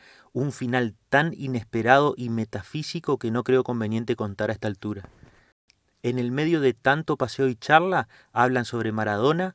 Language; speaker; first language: Spanish; native; Spanish